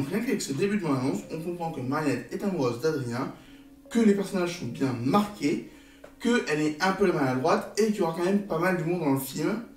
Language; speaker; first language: French; native; French